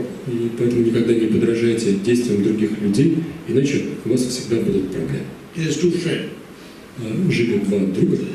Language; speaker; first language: Russian; native; Russian